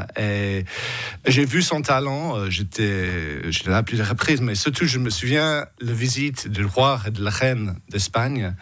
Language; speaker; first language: French; non-native, fluent; English